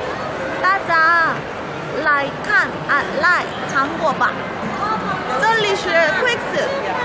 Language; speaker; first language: Chinese; non-native, learner; Korean